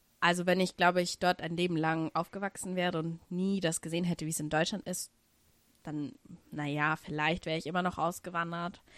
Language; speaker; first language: German; early bilingual, other home language; Russian